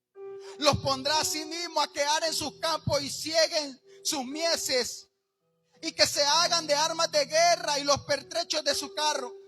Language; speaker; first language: Spanish; native; Spanish